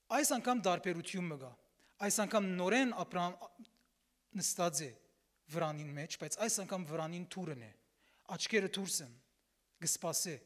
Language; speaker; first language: Armenian; early bilingual, heritage; Armenian